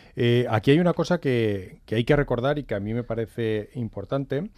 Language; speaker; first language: Spanish; native; Spanish